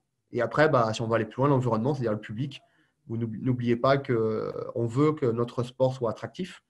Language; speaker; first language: French; native; French